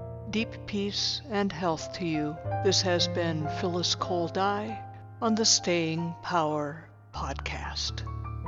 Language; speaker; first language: English; native; English